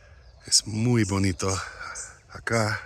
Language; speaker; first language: Spanish; non-native, learner; English